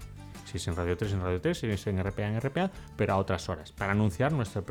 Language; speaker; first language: Spanish; native; Spanish